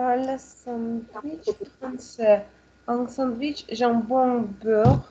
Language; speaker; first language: French; non-native, learner; Russian